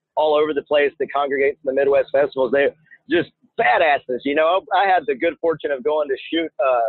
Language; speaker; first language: English; native; English